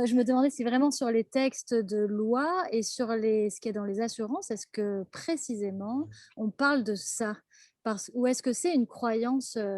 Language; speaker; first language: French; native; French